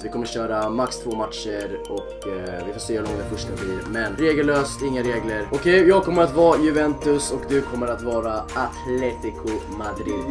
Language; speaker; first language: Swedish; native; Swedish